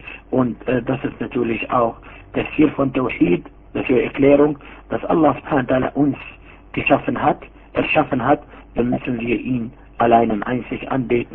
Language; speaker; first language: German; non-native, fluent; Arabic